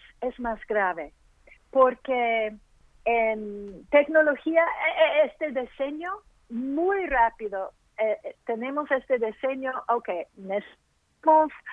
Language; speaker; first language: Spanish; early bilingual, heritage; English